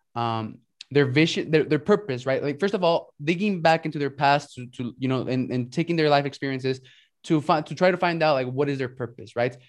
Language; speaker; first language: English; early bilingual, other home language; Spanish